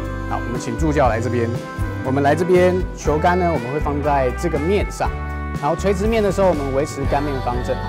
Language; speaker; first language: Chinese; native; Chinese